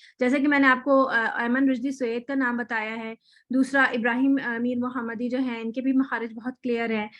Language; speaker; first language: Urdu; native; Urdu